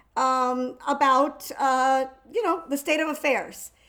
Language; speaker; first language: English; early bilingual, other home language; Spanish